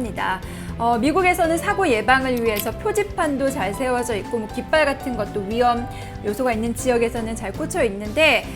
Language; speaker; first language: Korean; native; Korean